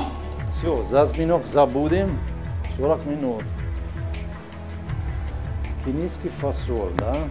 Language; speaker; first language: Russian; non-native, fluent; Italian